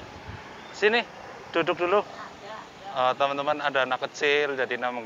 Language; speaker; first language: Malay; non-native, local second language; Javanese